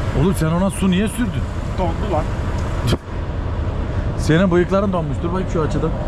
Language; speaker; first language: Turkish; native; Turkish